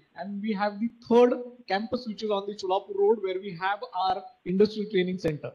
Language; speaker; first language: English; non-native, local second language; Marathi